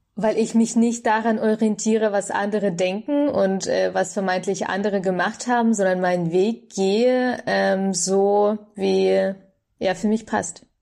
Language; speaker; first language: German; early bilingual, other home language; Russian